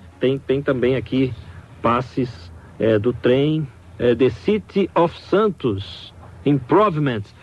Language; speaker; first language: Portuguese; native; Portuguese